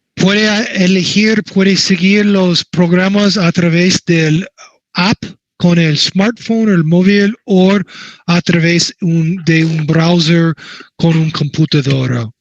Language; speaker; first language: Spanish; non-native, learner; English